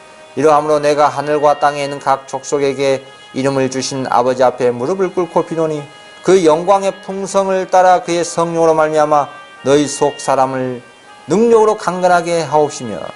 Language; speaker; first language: Korean; native; Korean